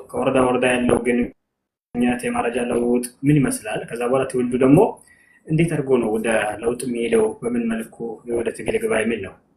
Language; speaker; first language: Amharic; non-native, local second language; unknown